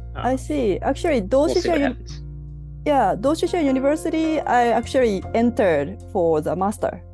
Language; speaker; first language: English; non-native, learner; Japanese